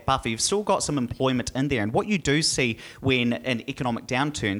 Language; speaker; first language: English; native; English